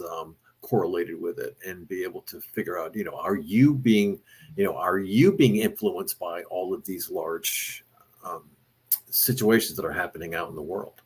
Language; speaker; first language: English; native; English